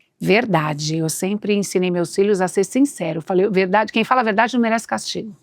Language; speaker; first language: Portuguese; native; Portuguese